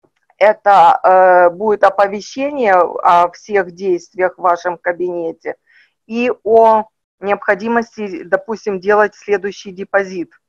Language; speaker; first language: Russian; native; Russian